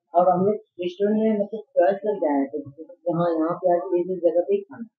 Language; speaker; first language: Hindi; non-native, local second language; Bangla